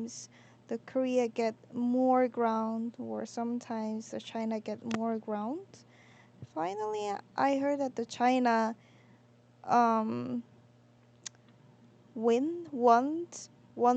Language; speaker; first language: English; non-native, learner; Korean